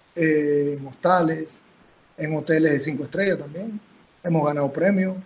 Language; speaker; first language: Spanish; native; Spanish